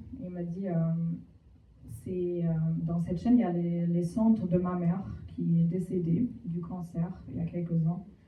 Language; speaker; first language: French; non-native, fluent; German